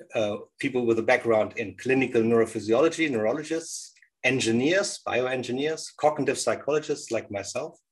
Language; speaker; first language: English; non-native, fluent; German